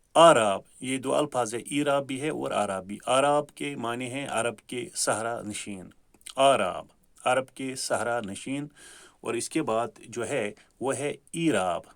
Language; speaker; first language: Urdu; non-native, local second language; Kashmiri